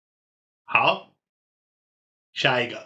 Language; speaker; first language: Chinese; non-native, fluent; Dutch